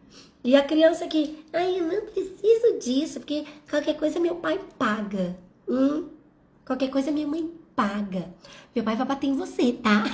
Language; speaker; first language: Portuguese; native; Portuguese